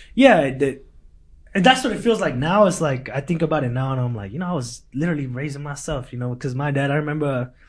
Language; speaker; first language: English; early bilingual, other home language; Spanish